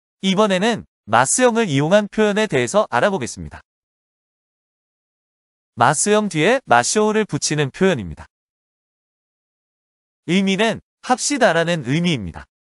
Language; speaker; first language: Korean; native; Korean